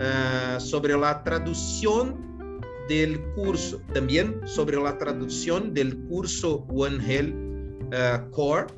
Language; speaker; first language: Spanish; non-native, learner; Portuguese